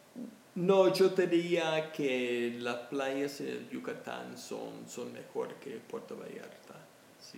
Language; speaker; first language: Spanish; non-native, fluent; English